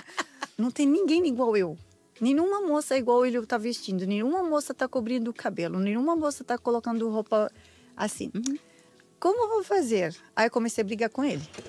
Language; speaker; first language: Portuguese; non-native, learner; Arabic